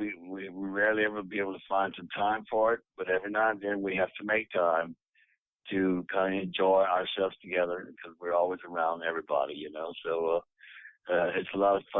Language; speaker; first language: English; native; English